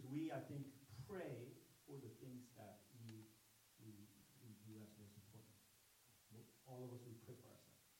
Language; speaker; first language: English; non-native, fluent; Korean